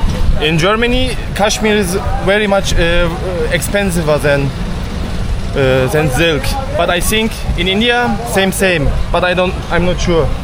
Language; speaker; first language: English; non-native, learner; Turkish